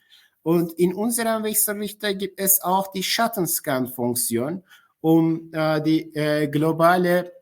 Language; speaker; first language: German; non-native, fluent; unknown